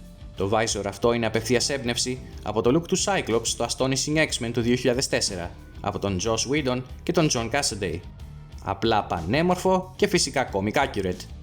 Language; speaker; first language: Greek; native; Greek